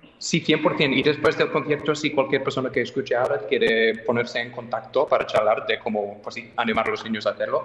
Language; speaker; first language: Spanish; non-native, fluent; English